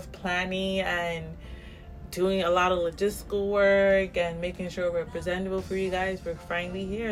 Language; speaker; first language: English; native; English